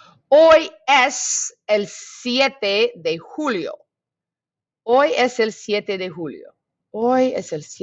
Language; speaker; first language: Spanish; non-native, fluent; English